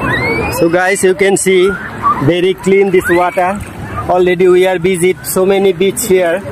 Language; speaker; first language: English; non-native, learner; Bangla